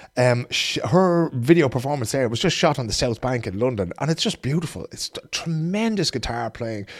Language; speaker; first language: English; native; English